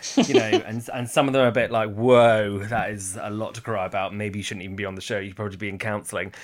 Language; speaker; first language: English; native; English